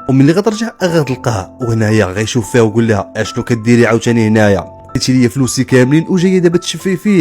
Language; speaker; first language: Arabic; native; Arabic